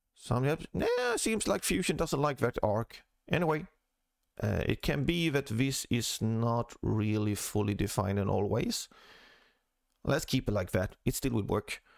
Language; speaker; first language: English; non-native, fluent; Swedish